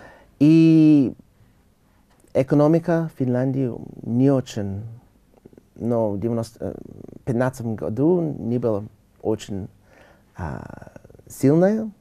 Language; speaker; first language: Russian; non-native, learner; English